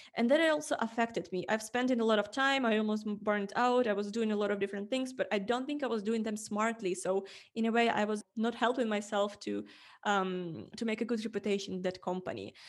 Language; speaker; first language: English; non-native, fluent; Ukrainian